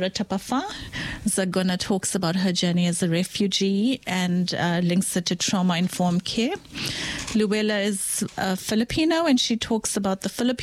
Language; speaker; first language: English; native; English